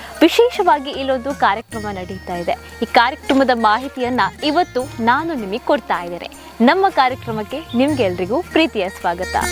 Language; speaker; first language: Kannada; native; Kannada